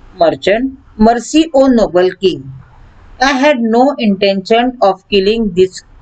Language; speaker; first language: English; non-native, local second language; Marathi